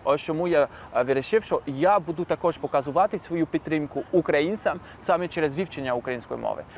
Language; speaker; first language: Ukrainian; non-native, fluent; French